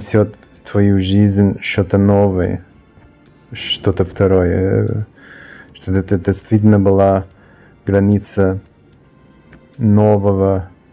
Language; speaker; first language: Russian; early bilingual, heritage; Russian